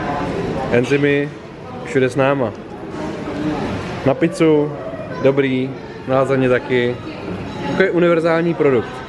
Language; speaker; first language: Czech; native; Czech